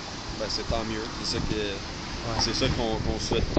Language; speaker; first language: French; native; French